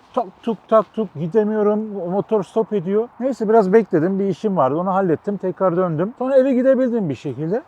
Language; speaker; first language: Turkish; native; Turkish